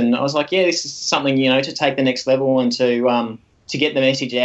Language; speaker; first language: English; native; English